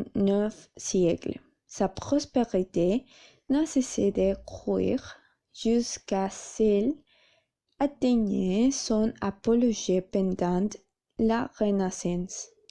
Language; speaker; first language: French; non-native, learner; Spanish